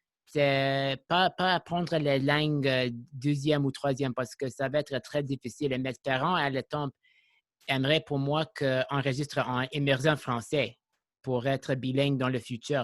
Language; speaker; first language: French; non-native, local second language; English